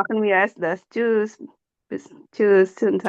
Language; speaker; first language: German; non-native, learner; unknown